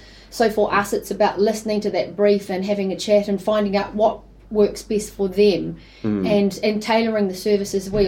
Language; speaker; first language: English; native; English